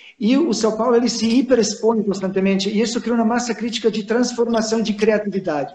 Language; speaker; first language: Portuguese; non-native, fluent; Croatian